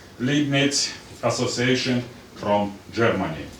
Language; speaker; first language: English; non-native, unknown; Romanian